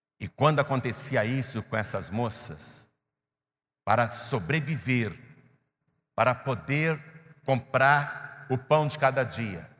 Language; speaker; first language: Portuguese; native; Portuguese